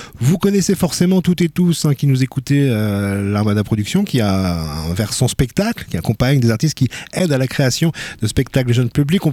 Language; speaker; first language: French; native; French